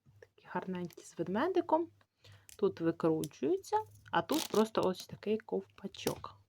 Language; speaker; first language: Ukrainian; native; Ukrainian